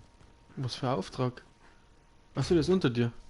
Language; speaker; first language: German; native; German